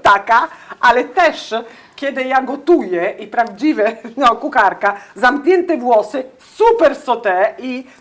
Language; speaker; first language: Polish; non-native, learner; Italian